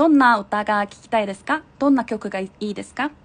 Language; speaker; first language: Japanese; non-native, fluent; Korean